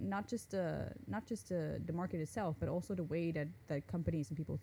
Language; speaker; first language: English; non-native, fluent; Norwegian